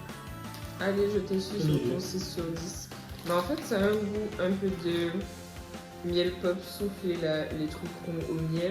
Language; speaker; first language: French; native; French